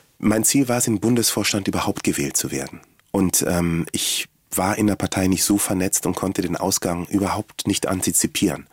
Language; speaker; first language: German; early bilingual, other home language; Swahili